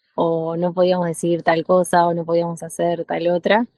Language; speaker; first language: Spanish; native; Spanish